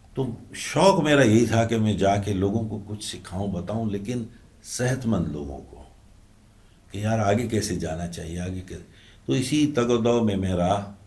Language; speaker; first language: Urdu; native; Urdu